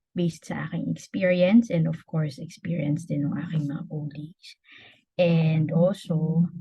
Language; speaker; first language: Filipino; native; Filipino